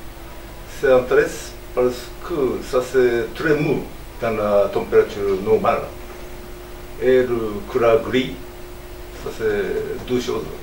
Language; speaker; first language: French; non-native, learner; Japanese